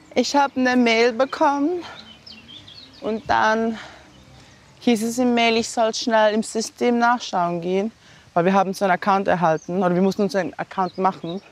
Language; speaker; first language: German; early bilingual, other home language; Japanese